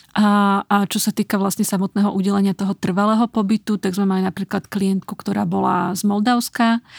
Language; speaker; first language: Slovak; native; Slovak